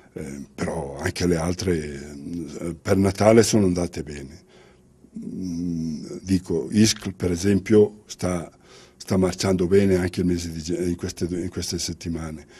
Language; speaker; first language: Italian; native; Italian